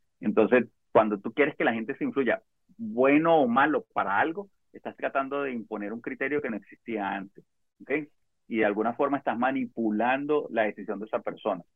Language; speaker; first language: Spanish; native; Spanish